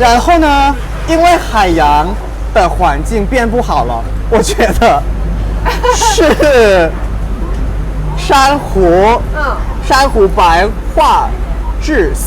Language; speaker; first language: Chinese; non-native, fluent; Thai